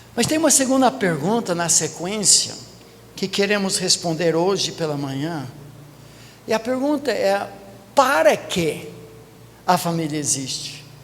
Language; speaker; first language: Portuguese; non-native, fluent; English